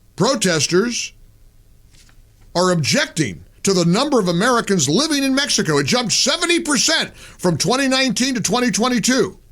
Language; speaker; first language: English; native; English